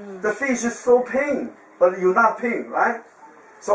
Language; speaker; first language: English; non-native, learner; Chinese